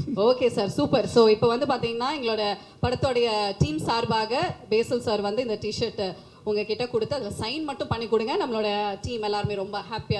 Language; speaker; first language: Tamil; native; Tamil